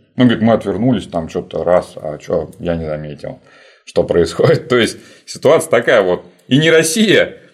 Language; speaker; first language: Russian; native; Russian